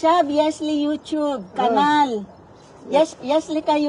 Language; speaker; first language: Hebrew; non-native, learner; Filipino